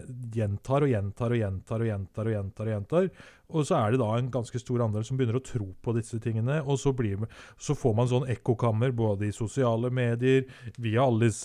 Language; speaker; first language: Norwegian; native; Norwegian